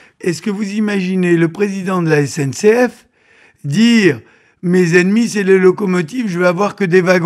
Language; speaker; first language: French; native; French